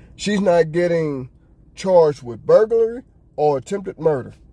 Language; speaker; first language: English; native; English